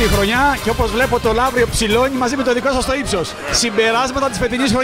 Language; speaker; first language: Greek; native; Greek